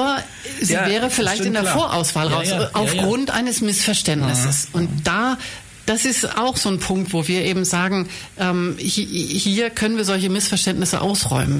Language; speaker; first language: German; native; German